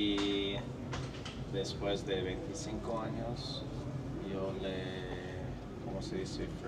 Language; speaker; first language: Spanish; non-native, fluent; English